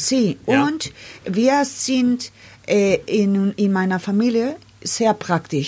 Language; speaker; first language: German; non-native, learner; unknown